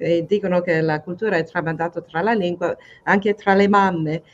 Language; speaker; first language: Italian; early bilingual, other home language; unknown